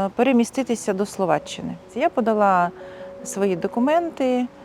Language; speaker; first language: Ukrainian; native; Ukrainian